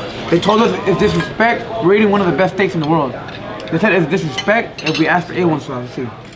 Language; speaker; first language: English; early bilingual, other home language; Spanish